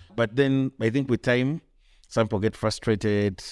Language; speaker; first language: English; non-native, local second language; Ganda